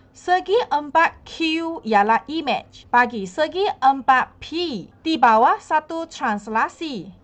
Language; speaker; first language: Malay; non-native, local second language; Chinese